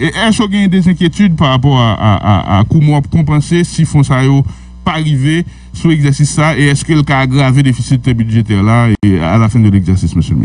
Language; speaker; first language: French; non-native, local second language; Haitian Creole